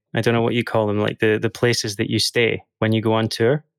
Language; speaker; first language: English; native; English